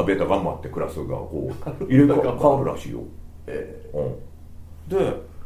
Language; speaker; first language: Japanese; native; Japanese